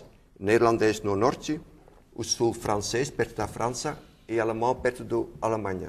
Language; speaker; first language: Portuguese; non-native, fluent; Dutch